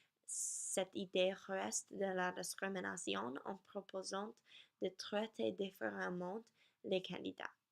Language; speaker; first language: French; non-native, learner; English